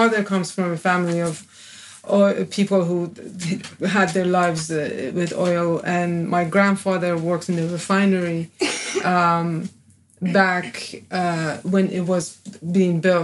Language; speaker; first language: English; non-native, fluent; Persian